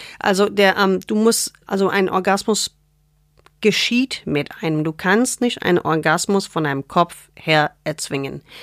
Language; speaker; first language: German; non-native, fluent; English